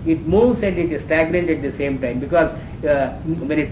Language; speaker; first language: English; non-native, local second language; Kannada